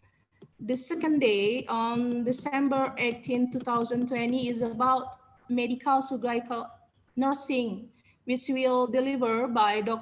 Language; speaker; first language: English; non-native, learner; Indonesian